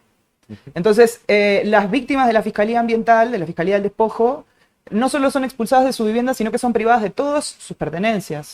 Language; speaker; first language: Spanish; native; Spanish